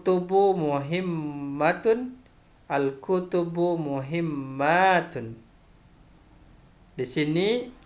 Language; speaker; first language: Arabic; non-native, fluent; Indonesian